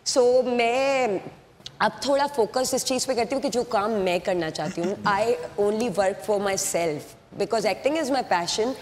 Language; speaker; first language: Urdu; native; Urdu